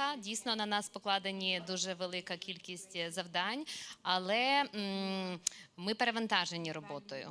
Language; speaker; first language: Ukrainian; native; Ukrainian